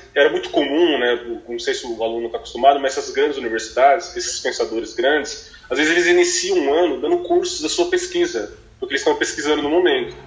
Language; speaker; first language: Portuguese; native; Portuguese